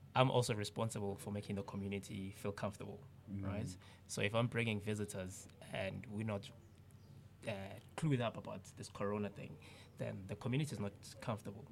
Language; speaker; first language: English; non-native, local second language; Zulu